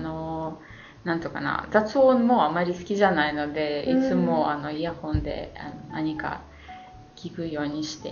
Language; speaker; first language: Japanese; non-native, fluent; Ukrainian